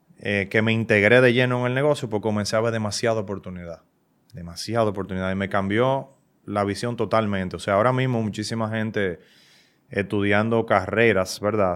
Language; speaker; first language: Spanish; native; Spanish